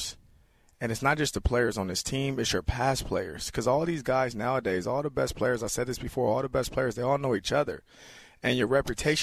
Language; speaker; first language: English; native; English